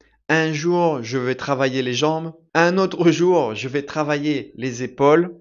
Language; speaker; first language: French; native; French